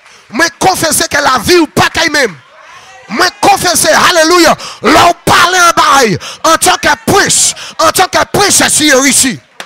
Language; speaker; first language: French; non-native, local second language; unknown